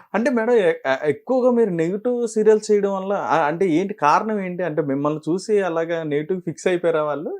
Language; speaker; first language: Telugu; native; Telugu